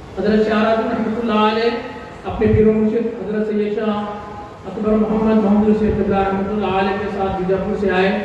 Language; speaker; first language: Urdu; native; Urdu